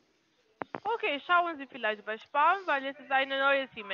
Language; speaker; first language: German; non-native, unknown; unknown